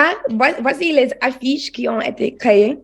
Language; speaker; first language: French; non-native, learner; English